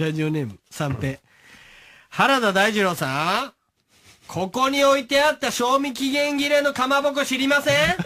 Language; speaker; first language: Japanese; native; Japanese